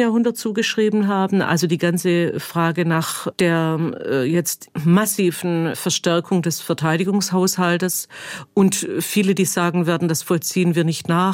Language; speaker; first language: German; native; German